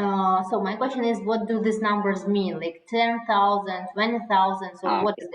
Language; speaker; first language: English; non-native, fluent; Russian